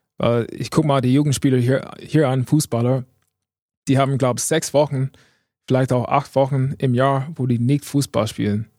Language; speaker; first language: German; non-native, fluent; English